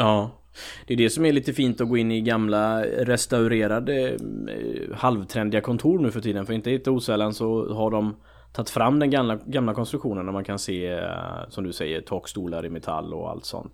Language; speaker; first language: Swedish; native; Swedish